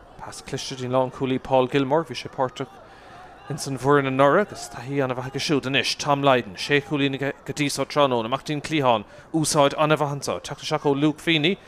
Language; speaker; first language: Irish; native; Irish